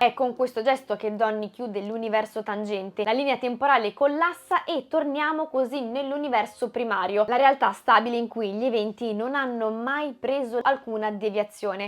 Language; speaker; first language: Italian; native; Italian